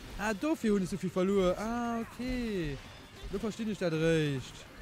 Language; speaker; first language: German; non-native, local second language; Luxembourgish